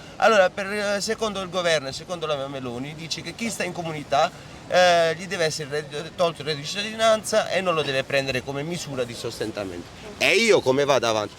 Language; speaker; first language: Italian; native; Italian